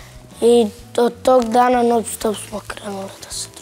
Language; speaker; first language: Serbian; non-native, local second language; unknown